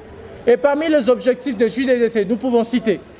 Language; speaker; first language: French; non-native, local second language; Lingala